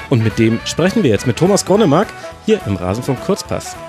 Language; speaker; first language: German; native; German